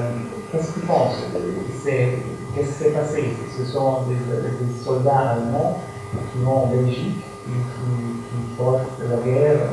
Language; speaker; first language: French; non-native, fluent; German